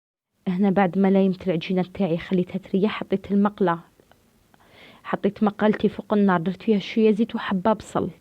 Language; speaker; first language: Arabic; native; Arabic